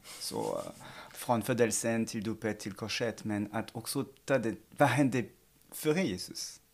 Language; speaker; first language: Swedish; non-native, fluent; French